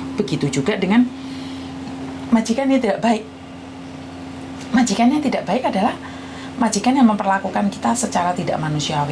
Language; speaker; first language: Indonesian; non-native, local second language; Javanese